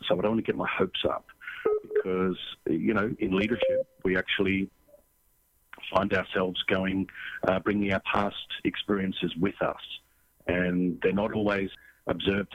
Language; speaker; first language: English; native; English